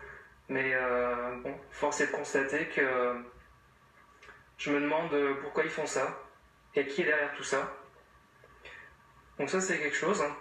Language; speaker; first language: French; native; French